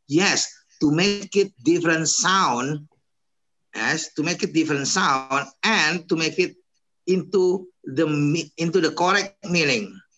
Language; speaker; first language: English; non-native, fluent; Indonesian